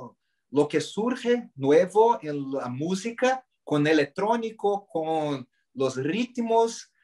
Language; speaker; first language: Spanish; non-native, learner; Portuguese